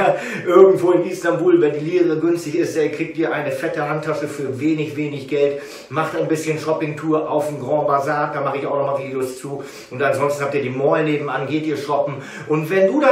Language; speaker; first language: German; native; German